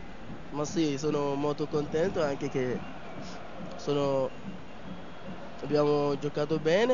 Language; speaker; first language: Italian; non-native, fluent; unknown